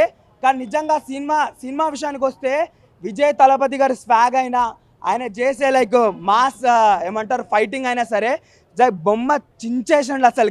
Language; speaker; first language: Telugu; native; Telugu